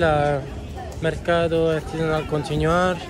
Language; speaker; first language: Spanish; non-native, learner; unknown